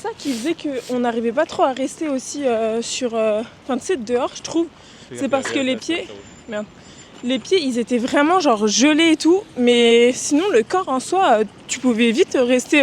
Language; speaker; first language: French; native; French